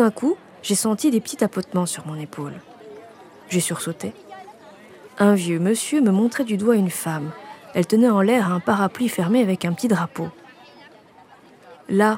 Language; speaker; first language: French; native; French